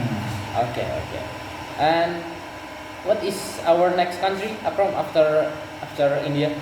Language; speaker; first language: English; non-native, learner; Indonesian